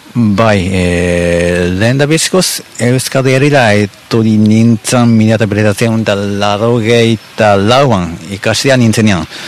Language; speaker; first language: Basque; non-native, fluent; Japanese